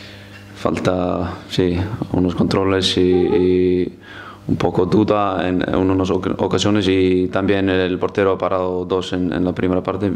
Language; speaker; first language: Spanish; non-native, fluent; Icelandic